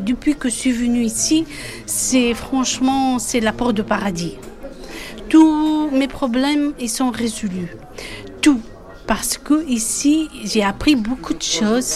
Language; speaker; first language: French; non-native, fluent; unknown